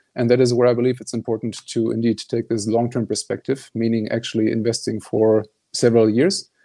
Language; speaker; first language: English; non-native, fluent; German